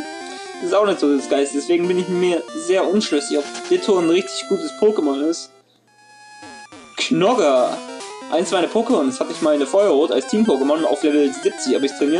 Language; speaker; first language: German; native; German